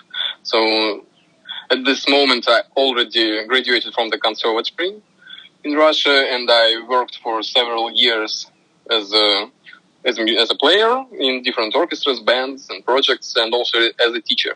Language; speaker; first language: English; non-native, fluent; Russian